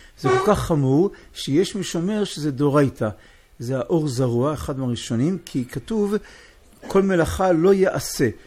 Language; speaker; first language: Hebrew; native; Hebrew